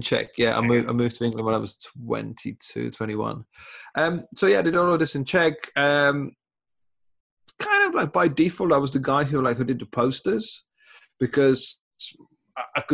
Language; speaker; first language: English; non-native, fluent; Czech